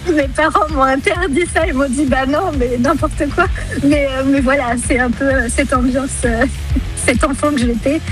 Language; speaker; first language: French; early bilingual, other home language; Spanish